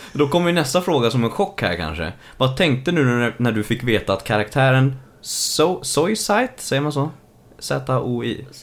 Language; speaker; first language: Swedish; native; Swedish